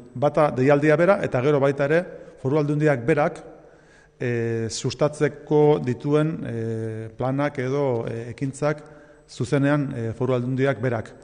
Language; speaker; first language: Basque; native; Basque